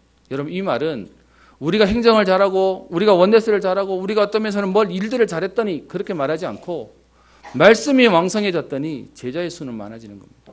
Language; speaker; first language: Korean; native; Korean